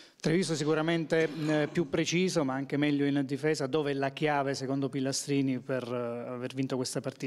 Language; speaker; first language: Italian; native; Italian